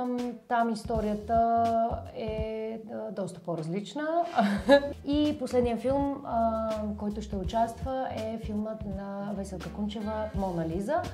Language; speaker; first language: Bulgarian; native; Bulgarian